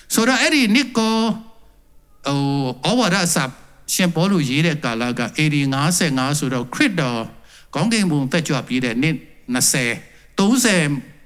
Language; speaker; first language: Burmese; non-native, local second language; Tedim Chin